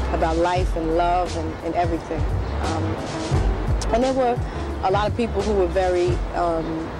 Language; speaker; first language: English; native; English